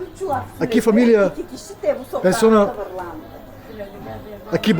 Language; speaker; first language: Portuguese; non-native, learner; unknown